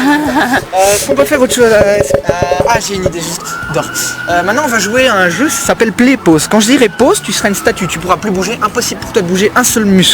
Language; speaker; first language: French; native; French